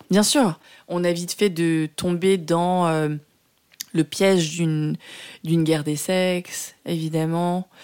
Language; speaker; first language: French; early bilingual, other home language; Vietnamese